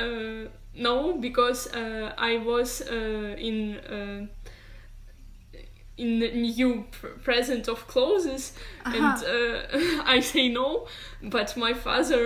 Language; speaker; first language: English; non-native, learner; Ukrainian